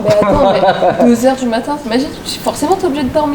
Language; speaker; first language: French; native; French